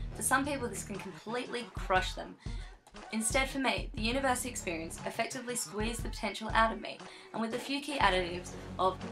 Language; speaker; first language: English; native; English